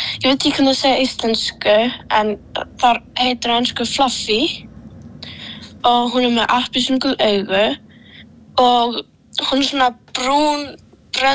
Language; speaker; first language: Icelandic; early bilingual, other home language; Polish